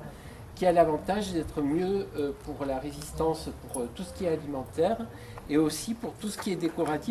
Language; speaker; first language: French; native; French